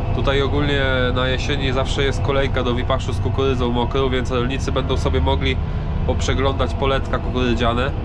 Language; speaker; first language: Polish; native; Polish